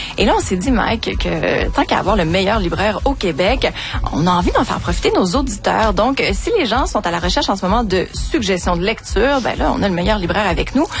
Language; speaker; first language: French; native; French